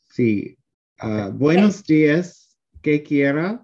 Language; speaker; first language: Spanish; non-native, learner; English